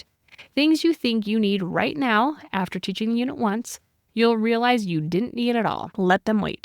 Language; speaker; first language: English; native; English